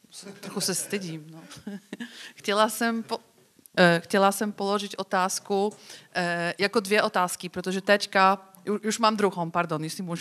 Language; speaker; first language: Czech; non-native, fluent; Polish